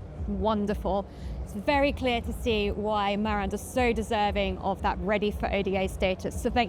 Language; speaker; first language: English; native; English